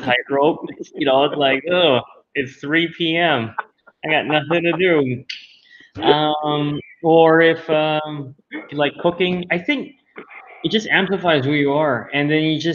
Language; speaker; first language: English; non-native, local second language; Filipino